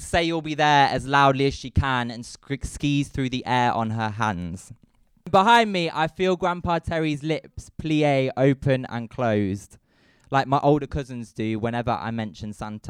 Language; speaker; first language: English; native; English